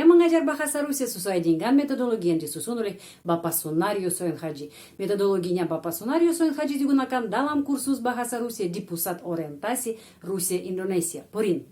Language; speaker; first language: Indonesian; non-native, fluent; Russian